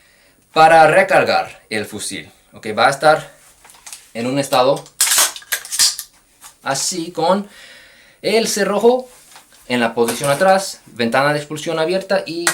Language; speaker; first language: Spanish; non-native, fluent; English